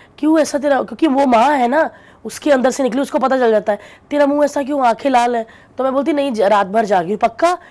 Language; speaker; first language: Hindi; non-native, local second language; Punjabi